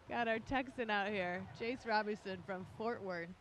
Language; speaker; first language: English; native; English